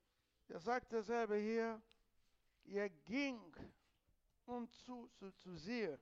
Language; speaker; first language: German; non-native, fluent; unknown